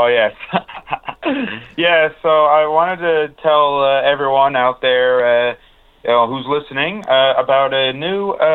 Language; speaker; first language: English; native; English